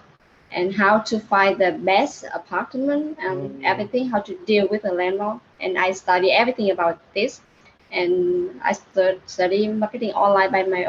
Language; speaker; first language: English; non-native, learner; Vietnamese